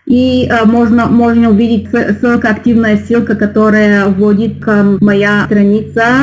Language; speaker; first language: Russian; non-native, learner; Bulgarian